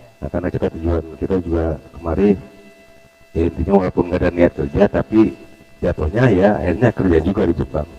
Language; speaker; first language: Indonesian; native; Indonesian